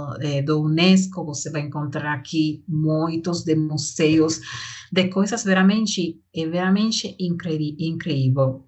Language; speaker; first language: Portuguese; non-native, learner; Spanish